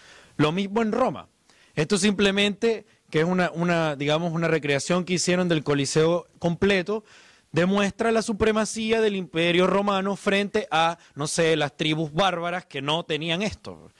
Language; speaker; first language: Spanish; native; Spanish